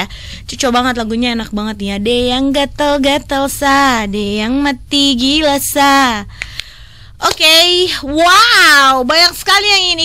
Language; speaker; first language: Indonesian; native; Indonesian